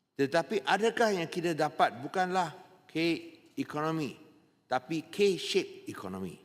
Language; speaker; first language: Malay; non-native, local second language; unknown